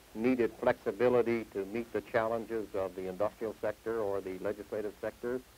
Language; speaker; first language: English; native; English